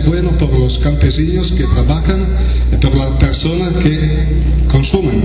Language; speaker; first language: Spanish; non-native, learner; Italian